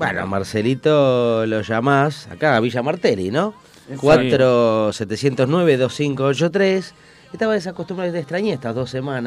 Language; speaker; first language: Spanish; native; Spanish